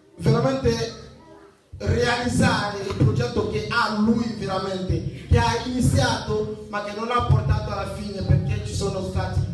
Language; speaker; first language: Italian; non-native, fluent; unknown